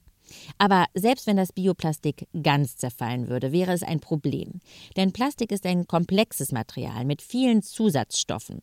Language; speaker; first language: German; native; German